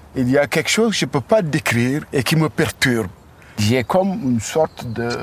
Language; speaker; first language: French; non-native, local second language; Wolof